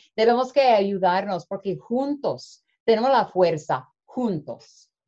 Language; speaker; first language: Spanish; early bilingual, heritage; Spanish